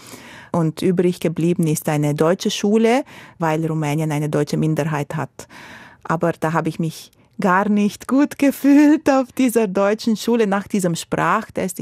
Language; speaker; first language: German; non-native, local second language; Romanian